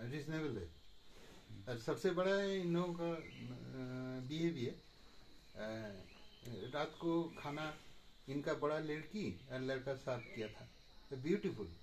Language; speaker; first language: Hindi; non-native, local second language; Bangla